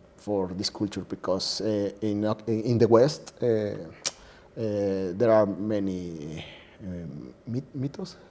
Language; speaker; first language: English; non-native, learner; Spanish